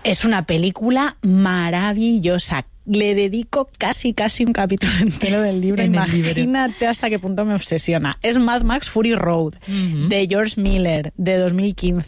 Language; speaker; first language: Spanish; native; Spanish